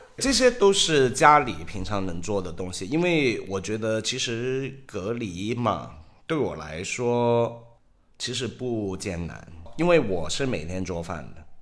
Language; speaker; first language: Chinese; non-native, local second language; Cantonese